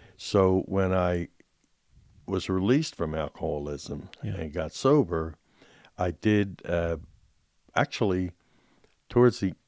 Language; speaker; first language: English; native; English